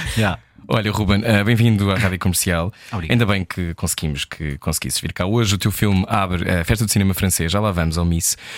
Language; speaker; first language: Portuguese; native; Portuguese